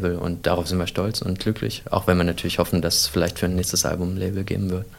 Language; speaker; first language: German; native; German